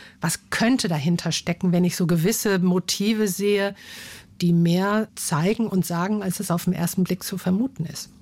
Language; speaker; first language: German; native; German